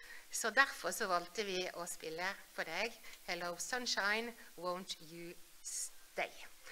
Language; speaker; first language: Norwegian; native; Norwegian